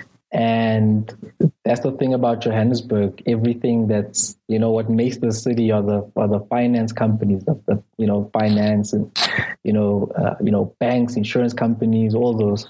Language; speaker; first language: English; non-native, local second language; Zulu